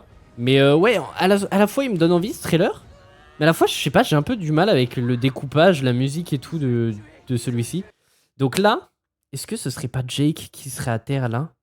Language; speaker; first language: French; native; French